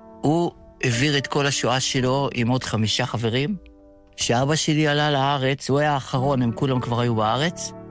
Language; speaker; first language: Hebrew; early bilingual, other home language; Yiddish